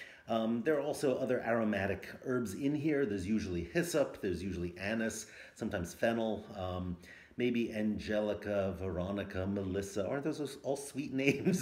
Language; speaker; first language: English; native; English